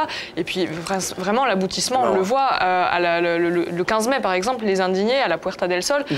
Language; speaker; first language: French; native; French